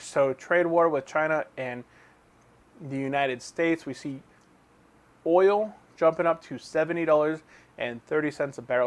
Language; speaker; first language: English; native; English